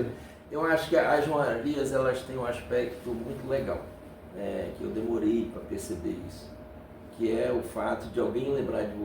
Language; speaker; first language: Portuguese; native; Portuguese